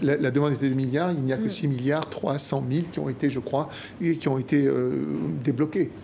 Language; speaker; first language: French; native; French